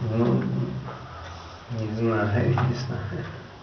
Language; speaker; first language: Russian; native; Russian